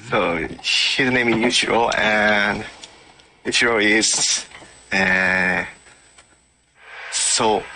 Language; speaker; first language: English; non-native, learner; Japanese